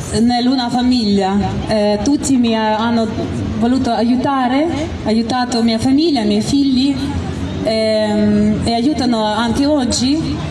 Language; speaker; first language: Italian; non-native, learner; Ukrainian